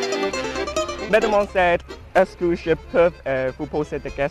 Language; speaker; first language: French; non-native, learner; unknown